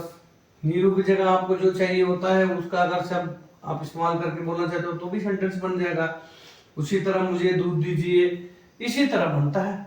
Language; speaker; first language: Hindi; non-native, local second language; Kannada